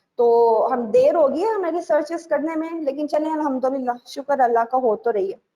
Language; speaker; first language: Urdu; native; Urdu